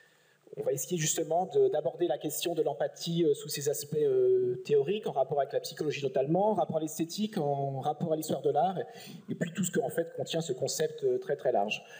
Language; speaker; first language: French; native; French